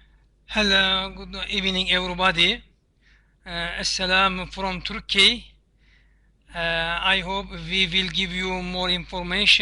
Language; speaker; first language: English; non-native, learner; Turkish